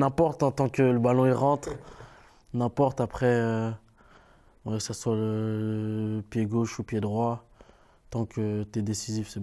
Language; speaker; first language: French; native; French